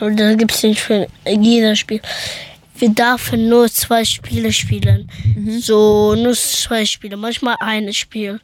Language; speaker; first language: German; early bilingual, other home language; Persian